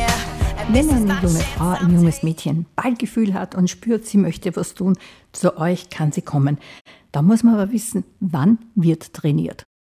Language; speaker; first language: German; native; German